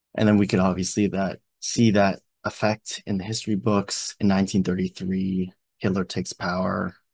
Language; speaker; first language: English; native; English